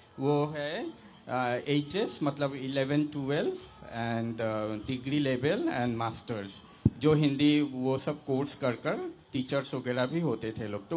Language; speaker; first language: Hindi; non-native, local second language; Assamese